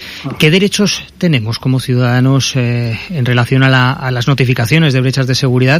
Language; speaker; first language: Spanish; native; Spanish